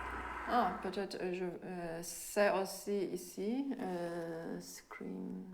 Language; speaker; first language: French; non-native, fluent; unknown